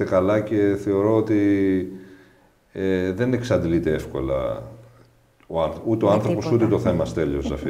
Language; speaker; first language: Greek; native; Greek